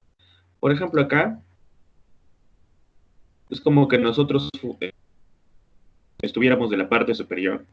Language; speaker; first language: Spanish; native; Spanish